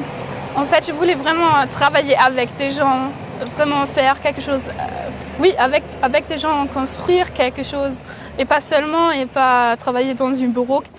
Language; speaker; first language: French; non-native, learner; German